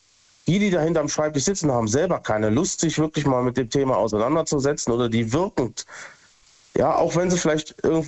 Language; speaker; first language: German; native; German